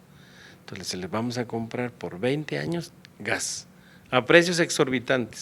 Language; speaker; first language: Spanish; native; Spanish